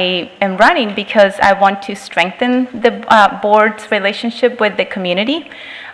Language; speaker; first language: English; native; English